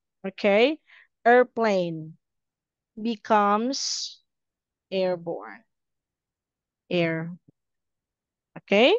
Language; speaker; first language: English; non-native, fluent; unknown